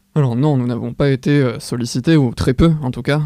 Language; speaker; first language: French; native; French